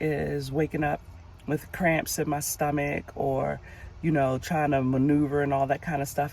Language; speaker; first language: English; native; English